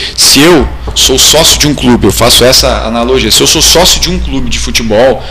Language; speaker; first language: Portuguese; native; Portuguese